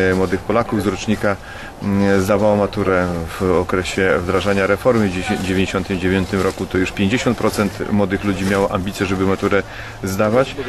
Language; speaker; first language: Polish; native; Polish